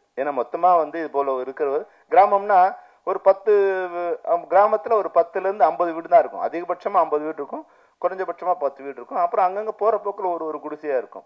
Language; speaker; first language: Tamil; native; Tamil